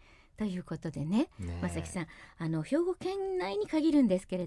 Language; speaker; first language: Japanese; native; Japanese